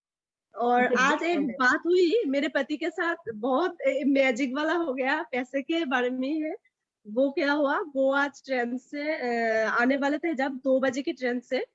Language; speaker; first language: Hindi; native; Hindi